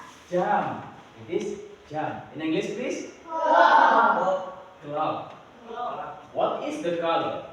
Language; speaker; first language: English; non-native, learner; Indonesian